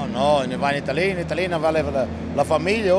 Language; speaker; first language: French; non-native, learner; Italian